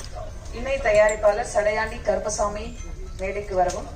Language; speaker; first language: Tamil; native; Tamil